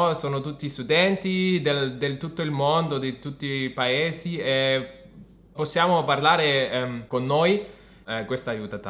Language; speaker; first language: Italian; non-native, fluent; German